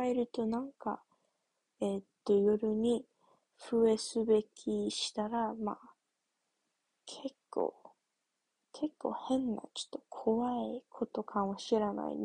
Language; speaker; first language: Japanese; early bilingual, heritage; English